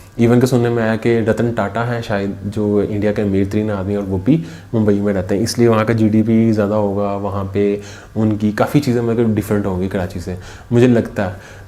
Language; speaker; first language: Urdu; native; Urdu